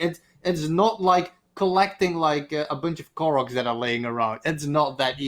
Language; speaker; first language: English; native; English